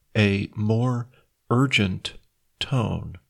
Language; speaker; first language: English; native; English